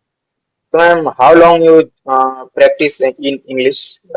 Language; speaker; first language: English; non-native, local second language; Bangla